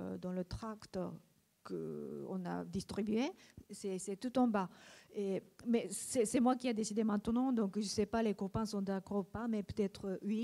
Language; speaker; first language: French; non-native, learner; Japanese